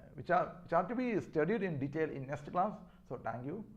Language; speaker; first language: English; non-native, local second language; Malayalam